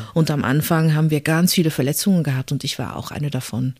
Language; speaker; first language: German; non-native, fluent; Dutch